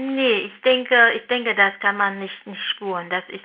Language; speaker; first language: German; non-native, fluent; Vietnamese